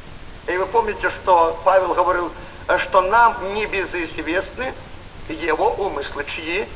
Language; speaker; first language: Polish; non-native, learner; Russian